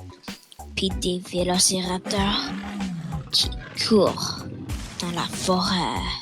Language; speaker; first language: French; non-native, local second language; English